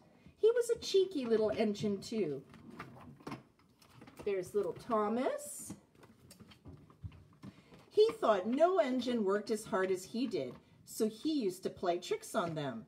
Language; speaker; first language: English; native; English